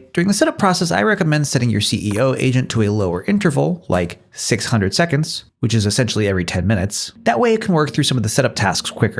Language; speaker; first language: English; native; English